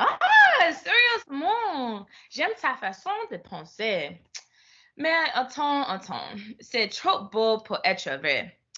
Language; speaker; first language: French; non-native, learner; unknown